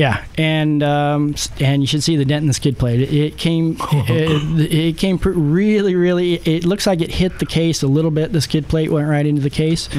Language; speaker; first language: English; native; English